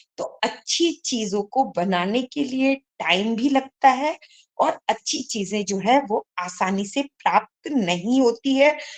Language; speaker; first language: Hindi; native; Hindi